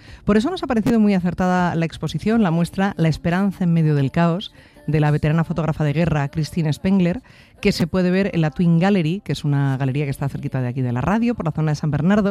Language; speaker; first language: Spanish; native; Spanish